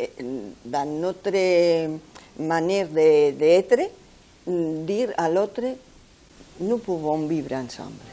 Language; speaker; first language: French; non-native, fluent; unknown